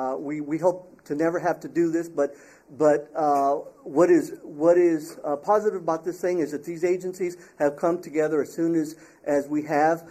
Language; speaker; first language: English; early bilingual, other home language; Spanish